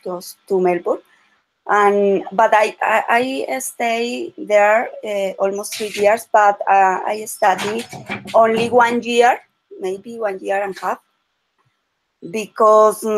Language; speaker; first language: English; non-native, learner; Spanish